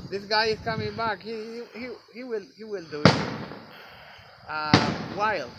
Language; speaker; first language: English; non-native, learner; Spanish